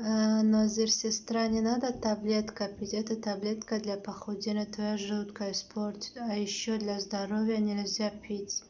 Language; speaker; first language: Russian; non-native, learner; Tajik